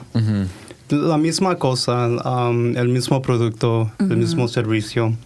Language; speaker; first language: Spanish; early bilingual, heritage; Spanish